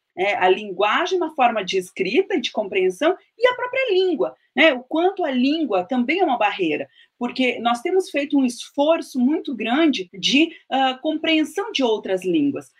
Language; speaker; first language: Portuguese; native; Portuguese